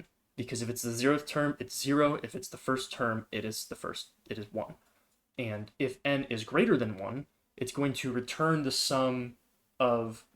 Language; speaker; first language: English; native; English